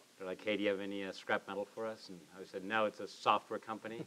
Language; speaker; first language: English; native; English